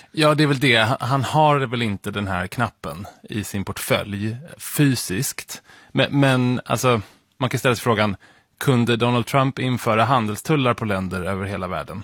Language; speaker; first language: Swedish; native; Swedish